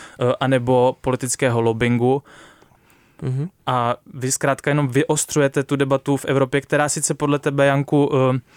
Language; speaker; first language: Czech; native; Czech